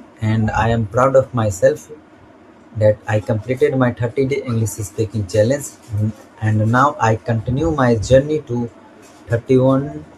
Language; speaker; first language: English; non-native, learner; Hindi